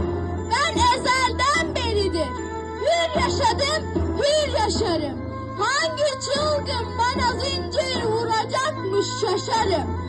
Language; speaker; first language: Turkish; native; Turkish